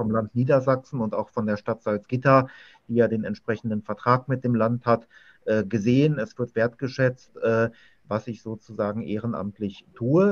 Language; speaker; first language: German; native; German